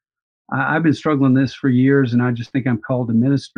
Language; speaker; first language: English; native; English